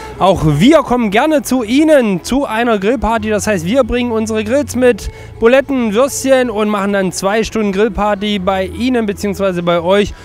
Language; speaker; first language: German; native; German